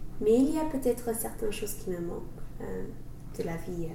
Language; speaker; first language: French; non-native, learner; English